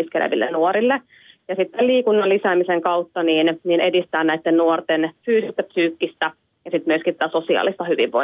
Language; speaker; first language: Finnish; native; Finnish